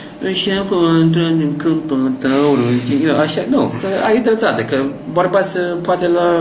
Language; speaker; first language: Romanian; non-native, learner; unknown